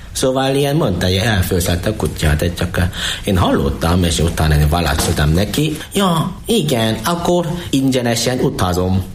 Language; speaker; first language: Hungarian; non-native, learner; Korean